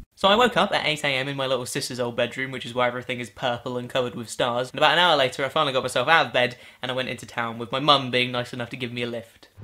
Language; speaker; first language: English; native; English